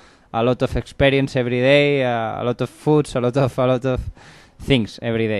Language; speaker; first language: English; non-native, learner; Spanish